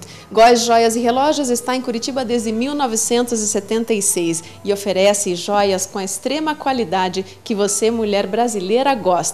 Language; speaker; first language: Portuguese; native; Portuguese